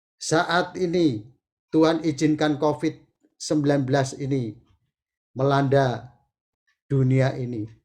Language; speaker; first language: Indonesian; native; Indonesian